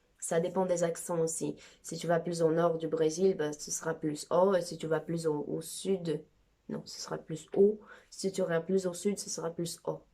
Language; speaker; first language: French; non-native, fluent; Portuguese